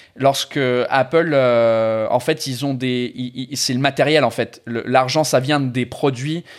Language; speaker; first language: French; non-native, fluent; English